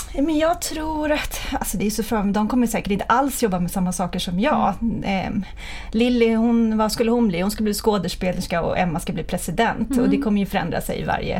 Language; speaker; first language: Swedish; native; Swedish